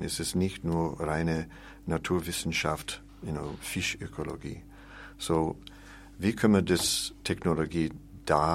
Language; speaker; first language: German; non-native, learner; English